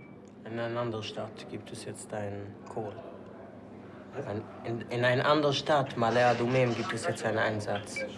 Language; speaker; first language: German; non-native, fluent; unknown